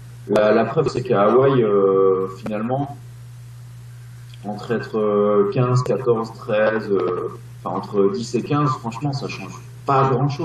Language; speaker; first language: French; native; French